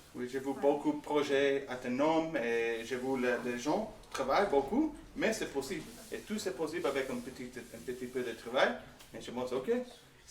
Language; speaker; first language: French; non-native, learner; English